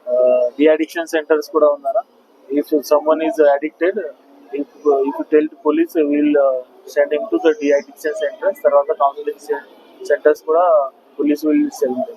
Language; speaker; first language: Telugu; non-native, local second language; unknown